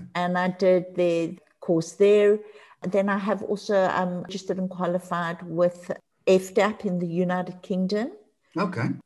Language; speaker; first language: English; native; English